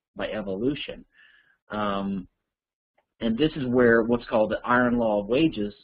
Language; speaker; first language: English; native; English